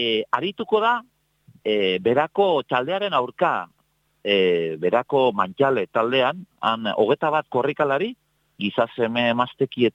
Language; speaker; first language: Basque; native; Basque